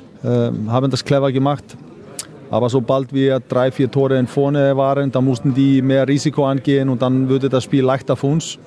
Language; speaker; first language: German; non-native, fluent; Icelandic